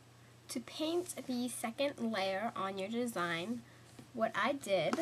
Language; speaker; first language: English; native; English